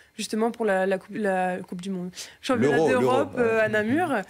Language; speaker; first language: French; native; French